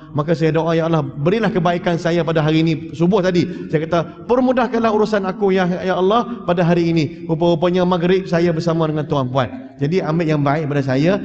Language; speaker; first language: Malay; early bilingual, heritage; Malay